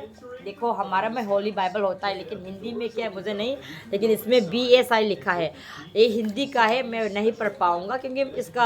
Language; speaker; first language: Hindi; non-native, local second language; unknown